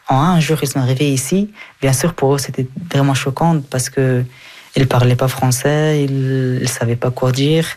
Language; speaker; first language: French; non-native, fluent; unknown